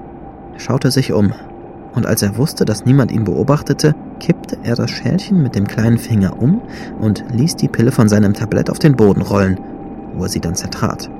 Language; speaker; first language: German; native; German